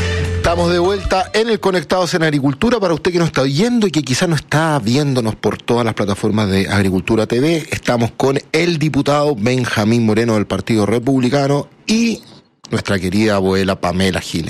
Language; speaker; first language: Spanish; native; Spanish